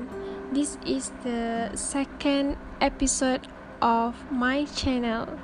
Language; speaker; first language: English; non-native, learner; Malay